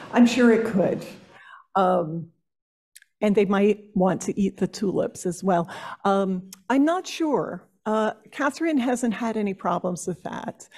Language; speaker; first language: English; native; English